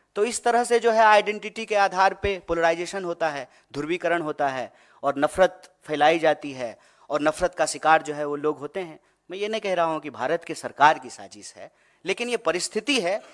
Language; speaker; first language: Hindi; native; Hindi